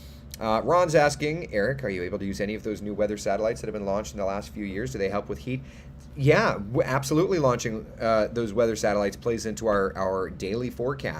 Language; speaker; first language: English; native; English